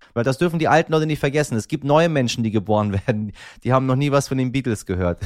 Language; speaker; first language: German; native; German